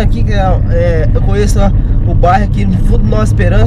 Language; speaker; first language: Portuguese; native; Portuguese